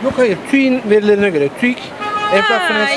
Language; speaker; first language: Turkish; native; Turkish